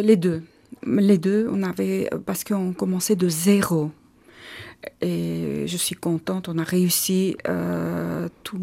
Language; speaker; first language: French; non-native, learner; Armenian